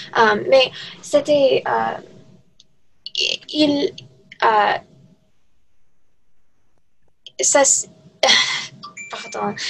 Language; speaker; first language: French; non-native, learner; English